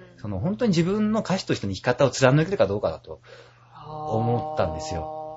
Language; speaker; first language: Japanese; native; Japanese